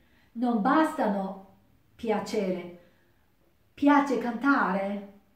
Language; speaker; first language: Italian; non-native, learner; Japanese